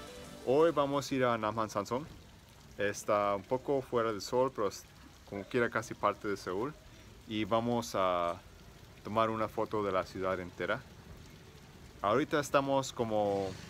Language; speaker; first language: Spanish; early bilingual, heritage; Spanish